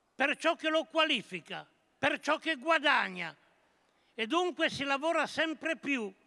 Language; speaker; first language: Italian; native; Italian